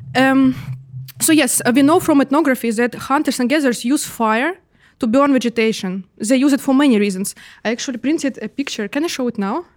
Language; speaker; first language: English; non-native, fluent; Russian